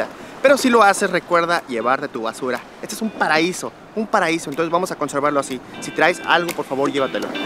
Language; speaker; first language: Spanish; native; Spanish